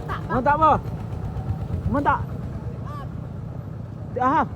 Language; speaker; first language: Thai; non-native, local second language; Northeastern Thai